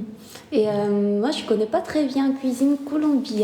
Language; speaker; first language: French; non-native, learner; Korean